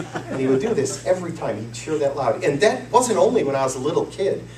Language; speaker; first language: English; native; English